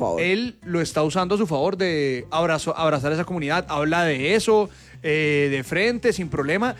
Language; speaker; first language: Spanish; native; Spanish